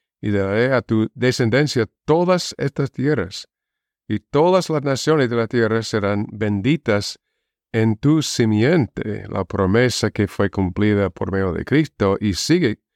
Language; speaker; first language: Spanish; non-native, fluent; English